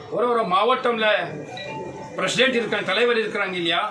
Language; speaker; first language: Tamil; non-native, learner; Kannada